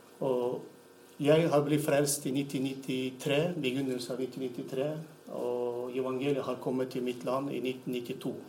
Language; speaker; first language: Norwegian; non-native, fluent; Turkmen